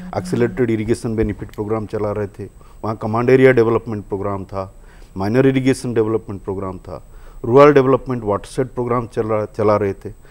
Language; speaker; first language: Hindi; non-native, local second language; Odia